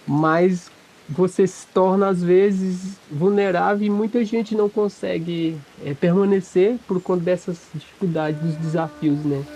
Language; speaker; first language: Portuguese; non-native, local second language; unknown